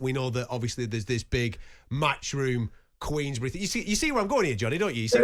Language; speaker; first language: English; native; English